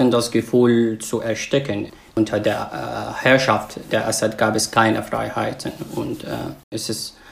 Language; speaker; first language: German; non-native, fluent; Arabic